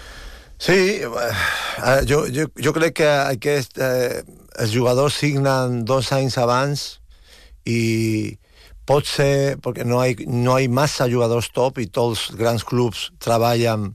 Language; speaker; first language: Catalan; non-native, local second language; Spanish